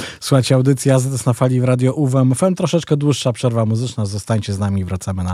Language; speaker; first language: Polish; native; Polish